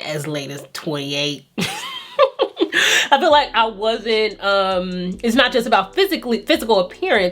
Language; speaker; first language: English; native; English